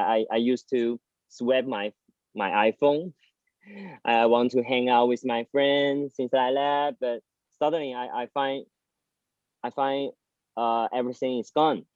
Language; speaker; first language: English; non-native, learner; Chinese